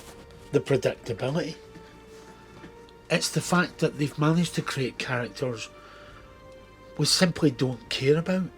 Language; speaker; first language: English; native; English